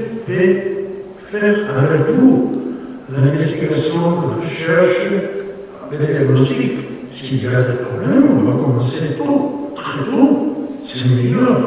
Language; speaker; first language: French; non-native, learner; Spanish